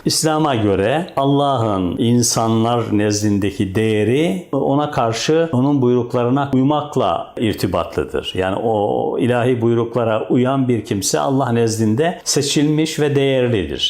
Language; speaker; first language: Turkish; native; Turkish